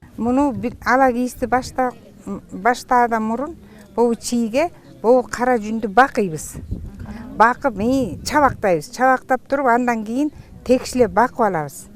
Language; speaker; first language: Kyrgyz; native; Kyrgyz